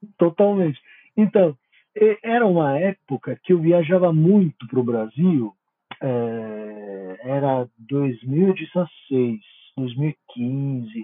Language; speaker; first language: Portuguese; non-native, fluent; Italian